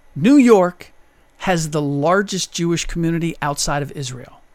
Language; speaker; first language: English; early bilingual, other home language; German